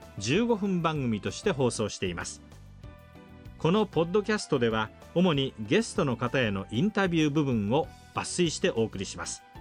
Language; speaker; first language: Japanese; native; Japanese